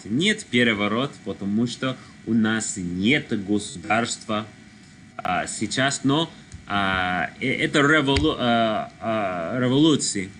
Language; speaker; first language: Russian; non-native, learner; English